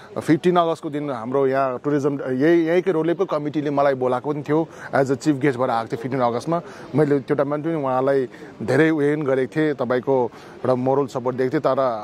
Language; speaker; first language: Nepali; native; Nepali